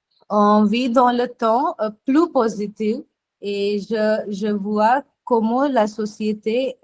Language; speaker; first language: French; non-native, fluent; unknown